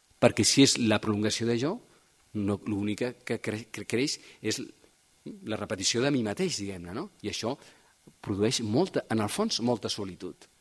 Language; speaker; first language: Catalan; native; Catalan